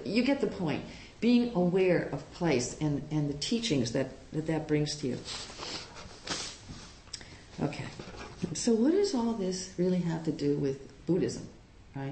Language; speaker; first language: English; native; English